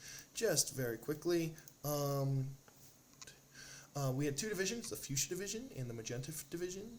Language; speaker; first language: English; native; English